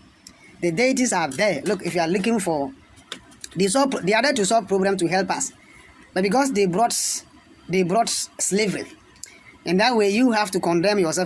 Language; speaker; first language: English; non-native, local second language; Akan